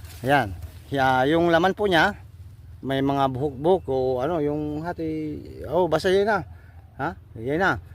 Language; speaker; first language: Filipino; non-native, local second language; Iloko